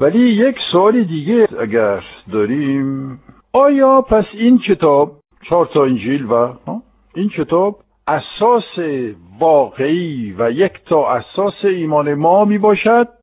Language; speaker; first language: Persian; non-native, fluent; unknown